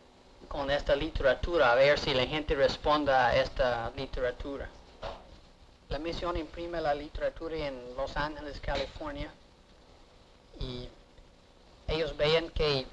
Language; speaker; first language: Spanish; non-native, learner; English